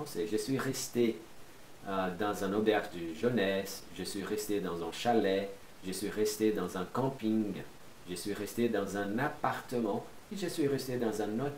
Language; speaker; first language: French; non-native, fluent; Portuguese